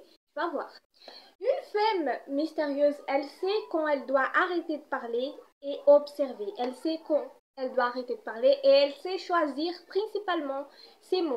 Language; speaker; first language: French; non-native, fluent; Portuguese